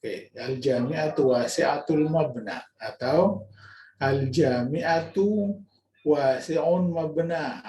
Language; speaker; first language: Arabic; non-native, fluent; Indonesian